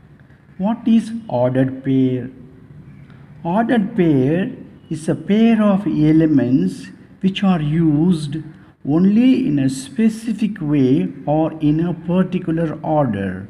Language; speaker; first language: English; non-native, local second language; Tamil